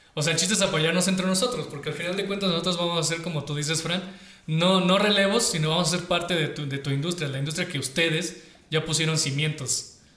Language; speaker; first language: Spanish; native; Spanish